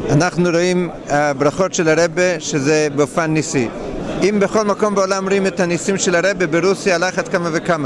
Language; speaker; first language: Hebrew; non-native, fluent; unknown